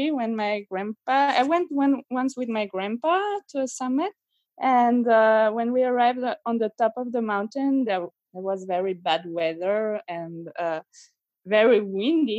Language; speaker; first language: English; non-native, fluent; French